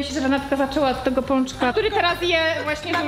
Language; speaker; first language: Polish; native; Polish